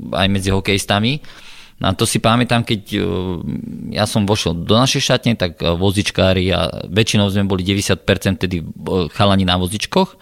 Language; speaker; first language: Slovak; native; Slovak